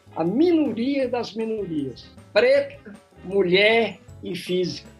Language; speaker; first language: Portuguese; native; Portuguese